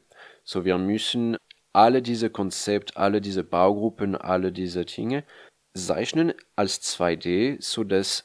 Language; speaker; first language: German; non-native, fluent; French